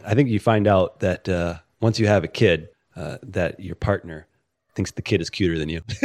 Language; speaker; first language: English; native; English